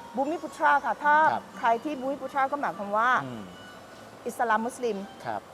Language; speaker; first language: Thai; non-native, fluent; Malay